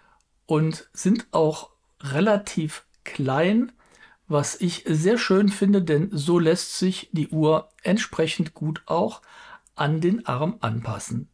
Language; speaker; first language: German; native; German